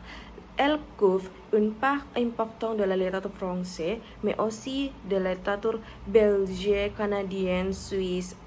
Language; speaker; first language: French; non-native, learner; Indonesian